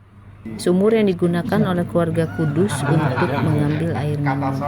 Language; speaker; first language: Indonesian; native; Indonesian